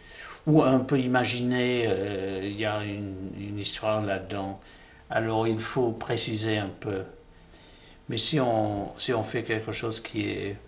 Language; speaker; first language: French; non-native, fluent; English